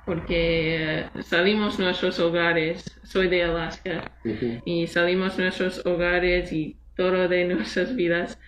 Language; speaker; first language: Spanish; non-native, learner; English